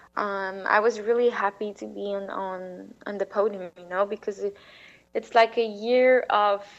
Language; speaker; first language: English; non-native, fluent; French